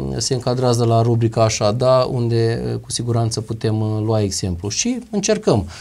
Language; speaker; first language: Romanian; native; Romanian